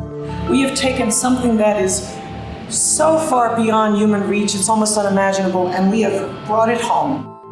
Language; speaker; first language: English; native; English